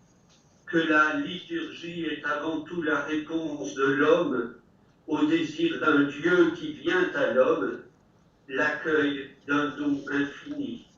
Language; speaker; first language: French; native; French